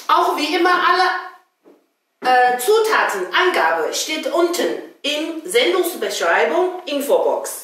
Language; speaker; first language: German; non-native, fluent; Chinese